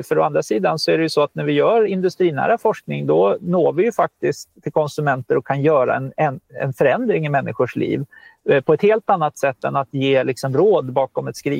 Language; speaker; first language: Swedish; native; Swedish